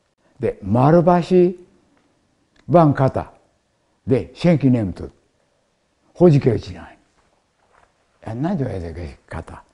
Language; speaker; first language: Hungarian; non-native, learner; Japanese